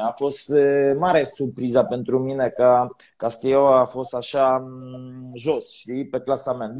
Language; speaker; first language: Romanian; non-native, learner; Polish